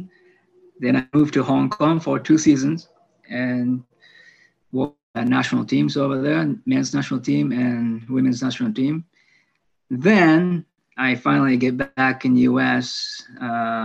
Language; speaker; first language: English; non-native, fluent; Japanese